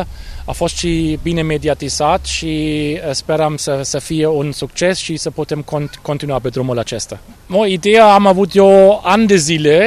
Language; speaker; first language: Romanian; non-native, fluent; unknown